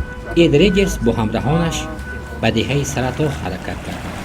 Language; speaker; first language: Persian; native; Persian